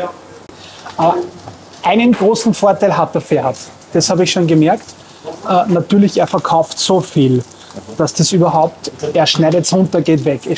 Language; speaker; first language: German; native; German